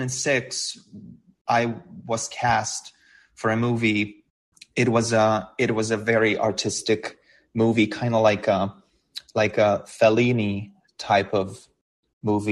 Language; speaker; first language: English; non-native, fluent; Hungarian